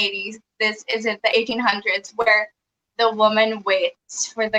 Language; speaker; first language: English; non-native, local second language; Filipino